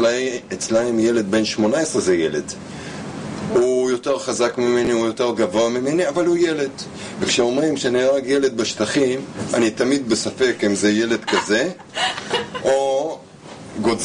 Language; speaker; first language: Hebrew; non-native, fluent; Russian